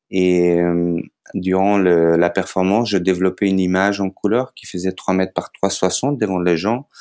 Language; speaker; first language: French; non-native, fluent; Macedonian